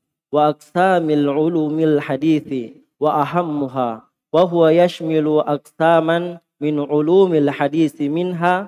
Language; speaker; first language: Arabic; non-native, fluent; Indonesian